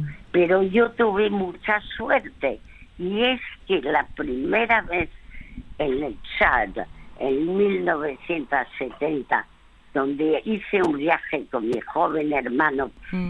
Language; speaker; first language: Spanish; early bilingual, other home language; French